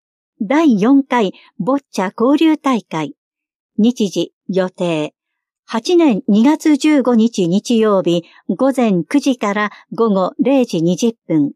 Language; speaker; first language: Japanese; native; Japanese